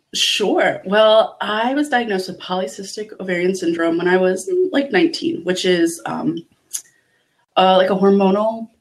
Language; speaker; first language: English; native; English